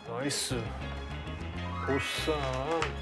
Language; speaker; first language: Korean; non-native, learner; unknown